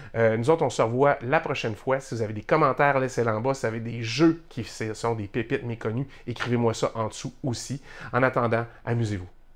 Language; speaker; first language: French; native; French